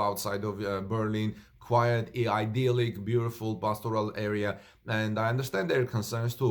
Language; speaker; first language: English; non-native, fluent; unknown